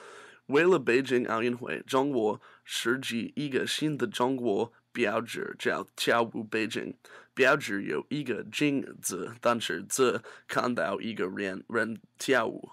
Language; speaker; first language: Chinese; non-native, learner; English